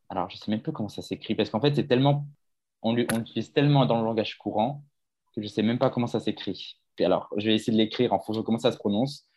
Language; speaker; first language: French; native; French